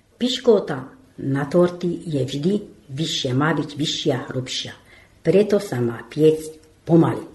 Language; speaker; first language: Slovak; non-native, local second language; Hungarian